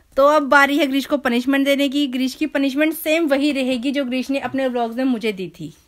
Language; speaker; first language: Hindi; native; Hindi